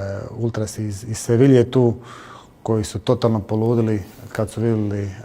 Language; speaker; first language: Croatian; early bilingual, heritage; Croatian